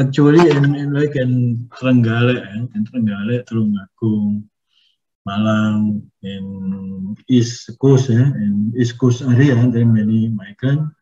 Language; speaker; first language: English; non-native, learner; Indonesian